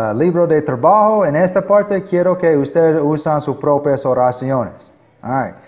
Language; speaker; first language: Spanish; non-native, learner; English